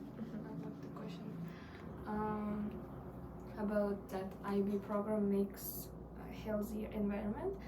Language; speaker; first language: English; non-native, learner; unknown